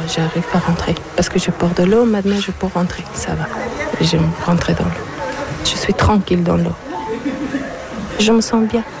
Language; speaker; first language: French; non-native, learner; Persian